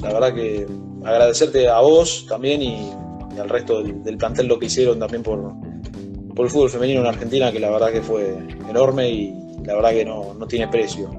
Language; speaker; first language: Spanish; native; Spanish